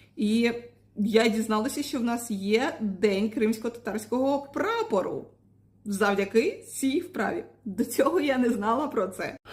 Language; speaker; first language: Ukrainian; native; Ukrainian